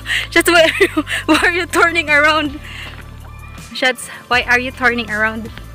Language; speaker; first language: English; non-native, local second language; Cebuano